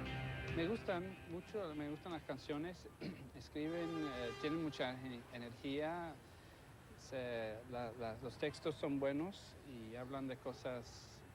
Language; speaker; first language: Spanish; non-native, learner; English